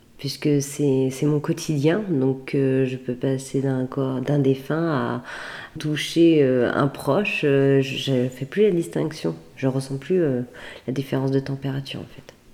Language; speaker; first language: French; native; French